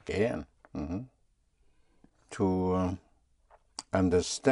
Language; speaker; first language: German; non-native, fluent; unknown